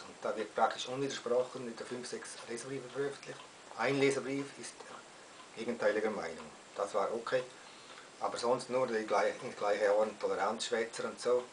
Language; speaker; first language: German; native; German